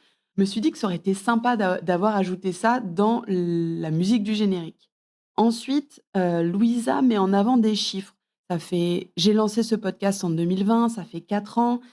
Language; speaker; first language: French; native; French